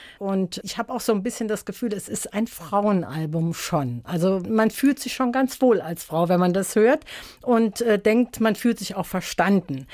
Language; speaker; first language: German; native; German